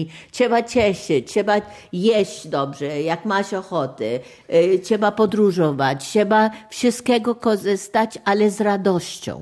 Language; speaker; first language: Polish; non-native, fluent; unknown